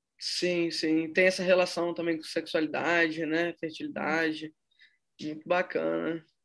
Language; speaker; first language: Portuguese; native; Portuguese